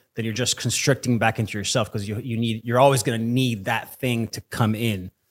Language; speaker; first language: English; early bilingual, other home language; Portuguese